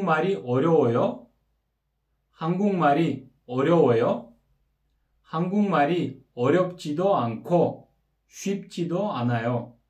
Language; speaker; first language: Korean; non-native, fluent; Kyrgyz